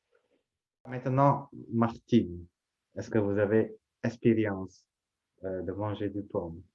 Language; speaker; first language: French; non-native, fluent; Vietnamese